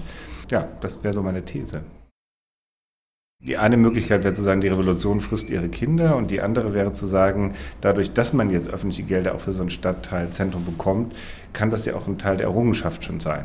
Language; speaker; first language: German; native; German